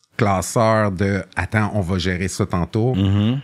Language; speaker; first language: French; native; French